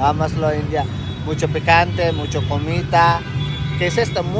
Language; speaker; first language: Spanish; non-native, learner; Telugu